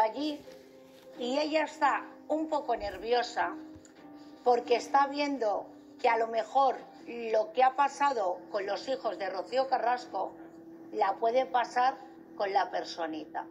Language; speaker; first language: Spanish; native; Spanish